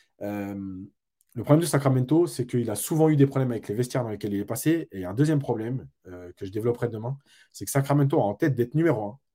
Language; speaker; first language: French; native; French